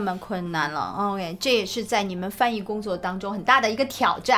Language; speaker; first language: Chinese; native; Chinese